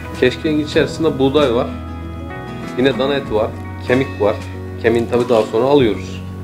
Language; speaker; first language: Turkish; native; Turkish